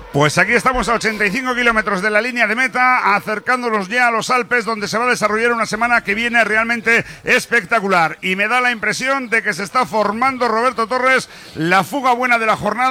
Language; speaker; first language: Spanish; native; Spanish